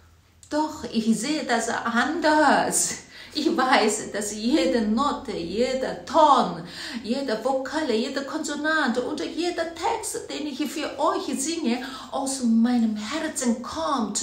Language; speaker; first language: German; non-native, fluent; Korean